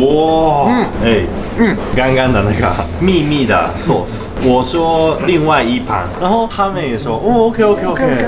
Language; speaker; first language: Chinese; non-native, fluent; Japanese